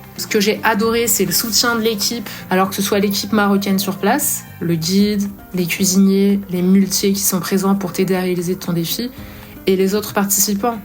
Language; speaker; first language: French; native; French